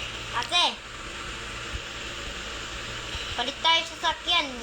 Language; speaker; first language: Filipino; native; Filipino